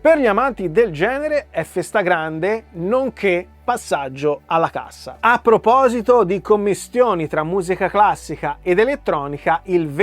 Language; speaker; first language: Italian; native; Italian